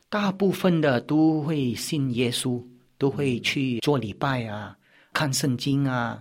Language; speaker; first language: Chinese; early bilingual, heritage; Chinese